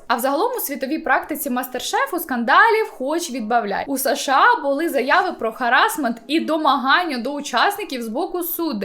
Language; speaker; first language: Ukrainian; native; Ukrainian